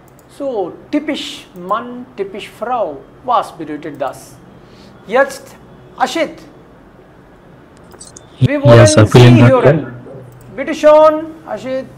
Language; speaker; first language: German; non-native, fluent; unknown